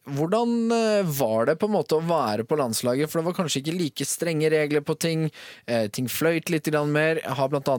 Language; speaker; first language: Norwegian; native; Norwegian